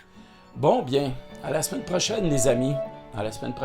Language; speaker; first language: French; native; French